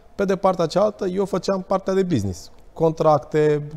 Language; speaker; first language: Romanian; native; Romanian